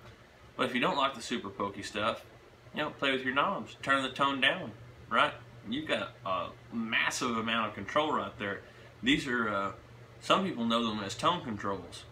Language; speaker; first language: English; native; English